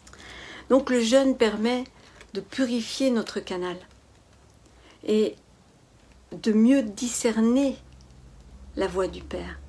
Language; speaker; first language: French; native; French